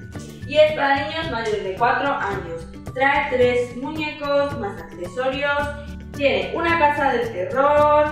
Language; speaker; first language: Spanish; native; Spanish